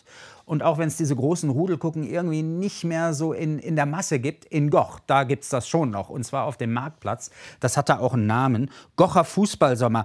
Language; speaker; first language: German; native; German